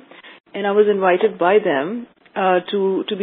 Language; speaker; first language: English; non-native, local second language; Urdu